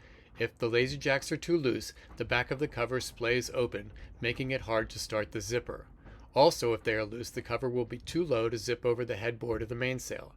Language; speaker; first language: English; native; English